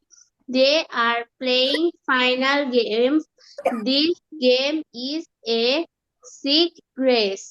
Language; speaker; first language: English; non-native, learner; Bangla